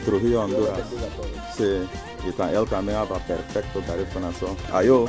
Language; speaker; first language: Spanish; non-native, learner; English